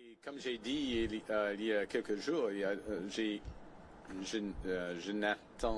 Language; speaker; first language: French; non-native, fluent; English